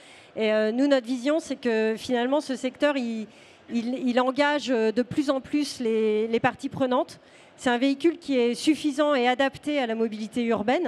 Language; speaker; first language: French; native; French